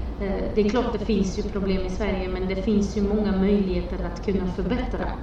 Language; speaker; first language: Swedish; non-native, fluent; Romanian